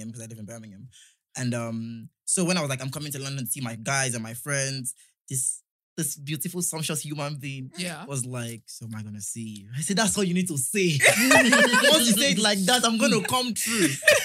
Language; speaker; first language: English; non-native, local second language; Yoruba